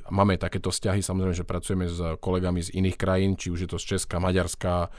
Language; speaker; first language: Slovak; native; Slovak